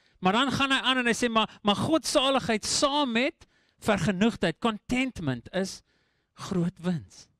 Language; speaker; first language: Afrikaans; non-native, local second language; English